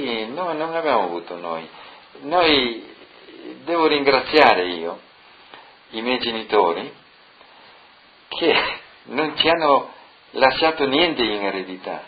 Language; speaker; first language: Italian; non-native, local second language; Friulian